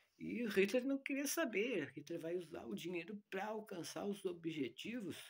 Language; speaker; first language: Portuguese; native; Portuguese